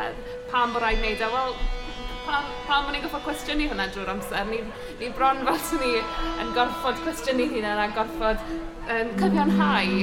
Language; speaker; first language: Welsh; native; Welsh